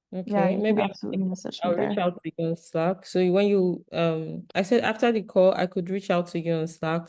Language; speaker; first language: English; non-native, local second language; Yoruba